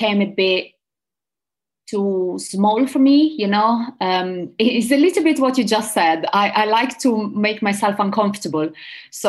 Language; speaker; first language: English; non-native, fluent; Italian